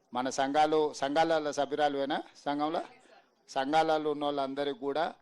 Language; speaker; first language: Telugu; native; Telugu